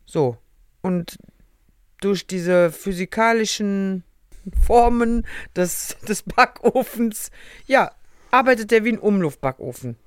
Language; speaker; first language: German; native; German